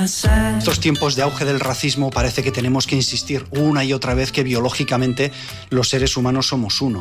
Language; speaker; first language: Spanish; native; Spanish